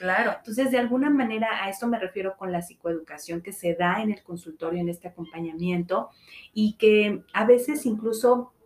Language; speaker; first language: Spanish; native; Spanish